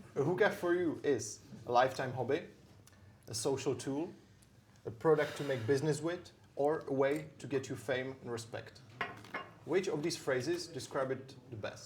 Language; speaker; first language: English; non-native, fluent; Czech